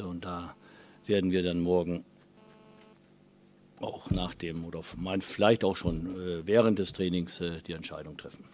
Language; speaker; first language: German; native; German